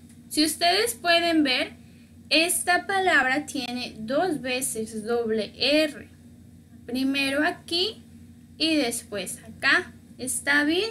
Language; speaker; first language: Spanish; native; Spanish